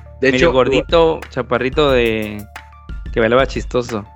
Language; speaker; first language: Spanish; native; Spanish